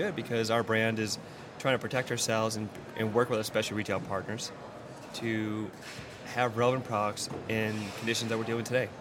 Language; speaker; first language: English; native; English